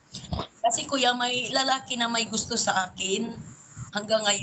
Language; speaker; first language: Filipino; non-native, local second language; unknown